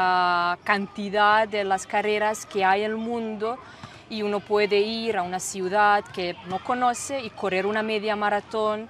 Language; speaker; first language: Spanish; non-native, fluent; Serbian